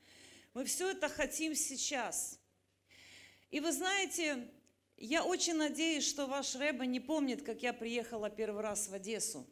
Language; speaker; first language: Russian; native; Russian